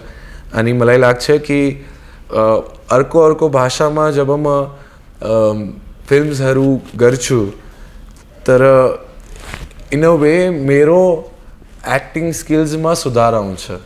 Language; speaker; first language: Nepali; non-native, learner; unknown